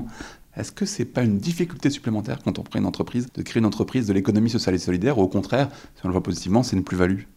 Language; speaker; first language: French; native; French